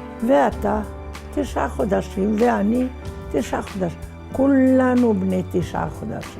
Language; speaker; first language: Hebrew; non-native, fluent; Arabic